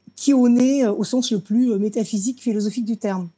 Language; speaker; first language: French; early bilingual, other home language; Russian